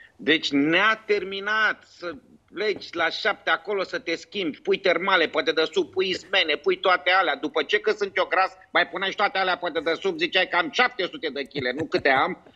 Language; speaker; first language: Romanian; native; Romanian